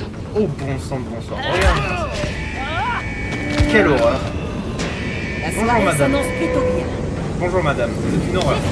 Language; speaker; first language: French; native; French